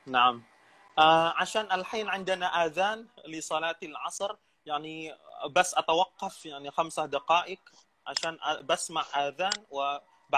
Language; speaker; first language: Arabic; non-native, fluent; Indonesian